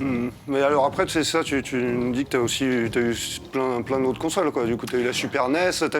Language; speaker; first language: French; native; French